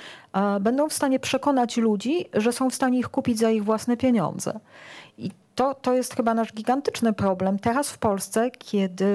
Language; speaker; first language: Polish; native; Polish